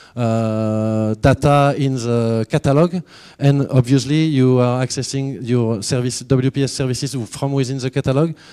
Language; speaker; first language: English; non-native, fluent; French